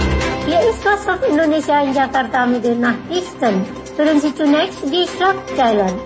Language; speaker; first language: German; non-native, fluent; Indonesian